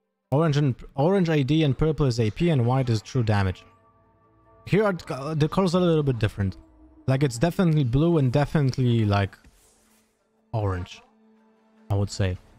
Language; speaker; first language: English; non-native, fluent; Polish